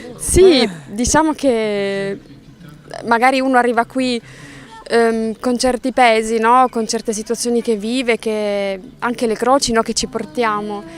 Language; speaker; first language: Italian; native; Italian